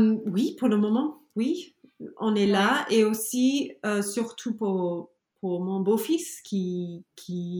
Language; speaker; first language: French; non-native, learner; English